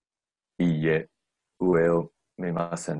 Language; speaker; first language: Japanese; non-native, learner; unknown